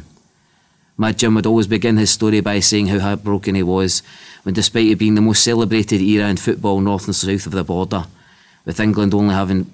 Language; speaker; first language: English; native; English